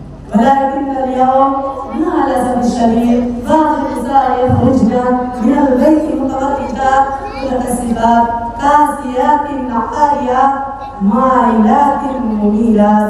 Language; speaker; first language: Arabic; non-native, learner; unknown